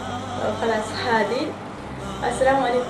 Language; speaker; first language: Arabic; non-native, learner; Oromo